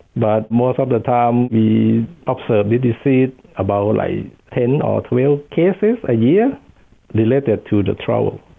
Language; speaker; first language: English; non-native, fluent; Thai